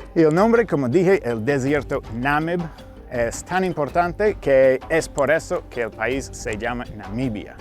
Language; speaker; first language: Spanish; non-native, fluent; English